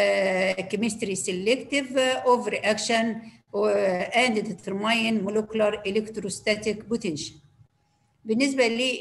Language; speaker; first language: Arabic; native; Arabic